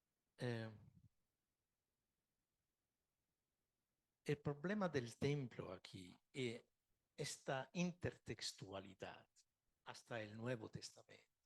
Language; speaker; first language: Spanish; non-native, fluent; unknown